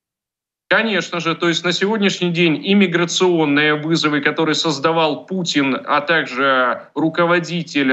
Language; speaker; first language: Russian; native; Russian